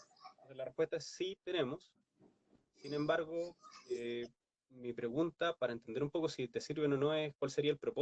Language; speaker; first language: Spanish; native; Spanish